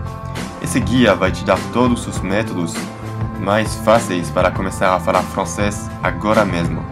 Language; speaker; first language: Portuguese; non-native, fluent; French